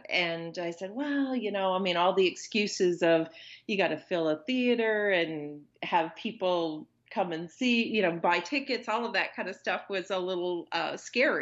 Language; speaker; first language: English; native; English